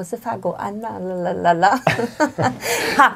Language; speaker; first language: Chinese; non-native, fluent; French